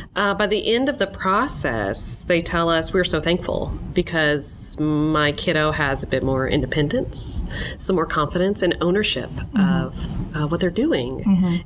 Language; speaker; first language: English; native; English